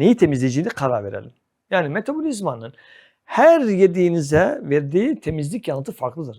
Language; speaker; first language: Turkish; native; Turkish